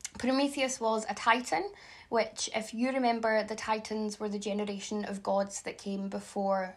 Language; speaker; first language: English; native; English